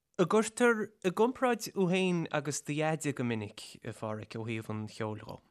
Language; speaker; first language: Irish; native; Irish